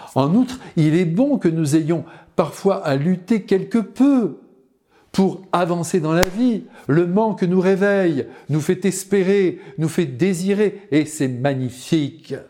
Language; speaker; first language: French; native; French